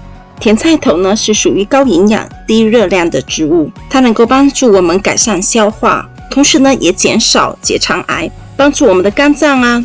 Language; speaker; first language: Chinese; native; Chinese